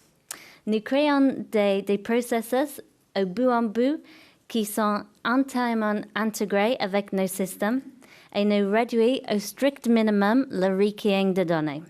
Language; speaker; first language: French; non-native, fluent; English